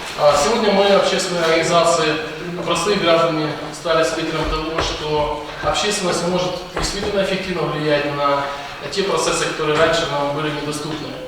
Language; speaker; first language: Russian; non-native, local second language; Ukrainian